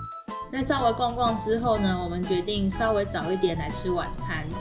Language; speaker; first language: Chinese; native; Chinese